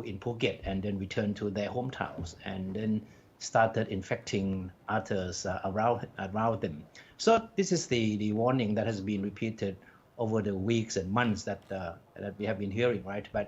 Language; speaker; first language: English; non-native, fluent; Thai